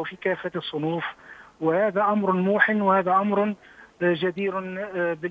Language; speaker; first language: Arabic; native; Arabic